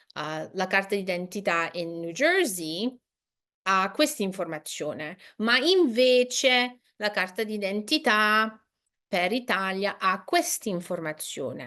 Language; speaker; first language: Italian; non-native, fluent; English